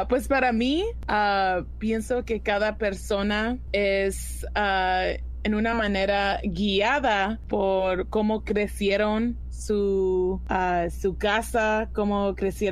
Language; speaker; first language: Spanish; early bilingual, heritage; Spanish